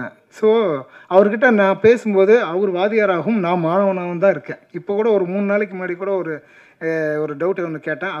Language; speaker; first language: Tamil; native; Tamil